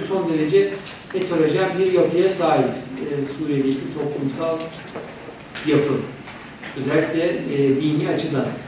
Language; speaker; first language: Turkish; native; Turkish